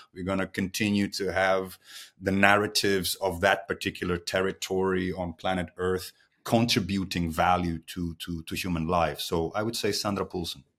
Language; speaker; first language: English; non-native, fluent; Portuguese